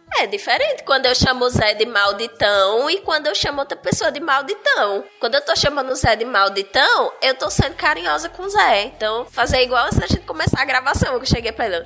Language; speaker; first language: Portuguese; native; Portuguese